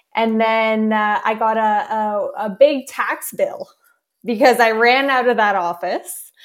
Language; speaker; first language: English; native; English